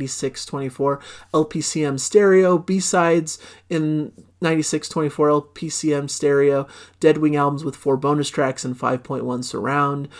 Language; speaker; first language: English; native; English